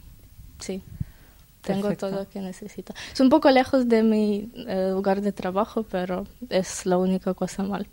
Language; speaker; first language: Spanish; non-native, learner; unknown